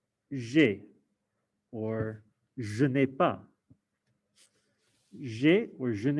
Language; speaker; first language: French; non-native, fluent; English